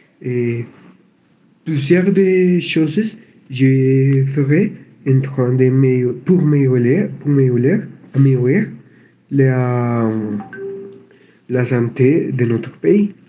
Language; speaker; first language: French; non-native, learner; Spanish